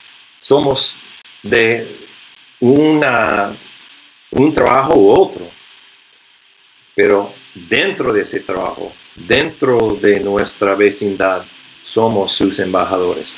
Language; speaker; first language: Spanish; non-native, fluent; English